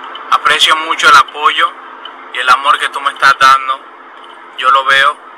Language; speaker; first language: Spanish; native; Spanish